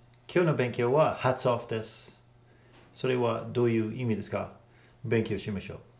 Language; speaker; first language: Japanese; non-native, learner; English